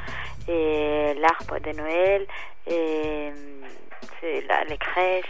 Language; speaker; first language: French; non-native, fluent; Spanish